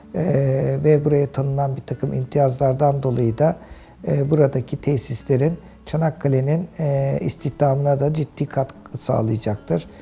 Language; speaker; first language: Turkish; native; Turkish